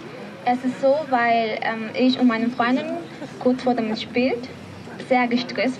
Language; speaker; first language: German; non-native, learner; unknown